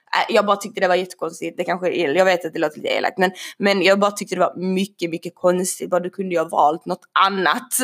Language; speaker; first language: Swedish; native; Swedish